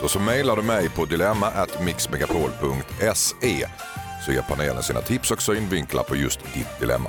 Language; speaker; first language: Swedish; native; Swedish